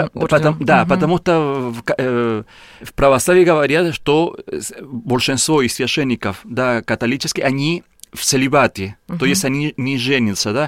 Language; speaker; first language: Russian; non-native, learner; Spanish